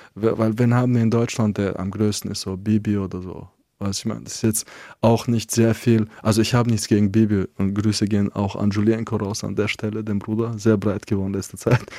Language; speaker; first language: German; non-native, fluent; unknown